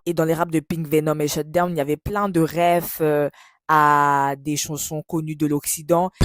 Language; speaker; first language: French; native; French